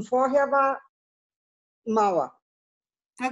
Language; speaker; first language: German; non-native, learner; Turkish